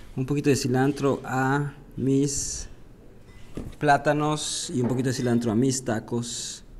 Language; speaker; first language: Spanish; early bilingual, heritage; Spanish